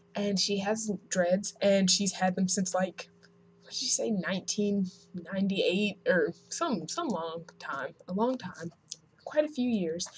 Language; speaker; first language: English; native; English